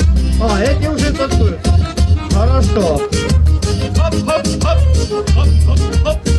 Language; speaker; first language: Russian; non-native, fluent; Estonian